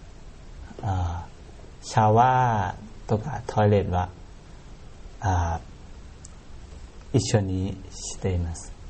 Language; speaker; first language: Japanese; non-native, learner; Thai